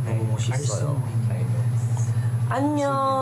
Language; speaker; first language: Korean; non-native, learner; Filipino